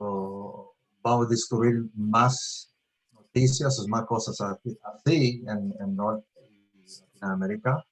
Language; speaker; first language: Spanish; early bilingual, heritage; Spanish